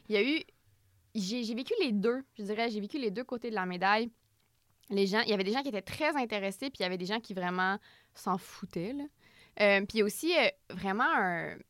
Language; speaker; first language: French; native; French